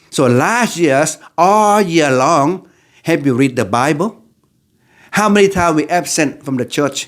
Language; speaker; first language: English; non-native, learner; Lao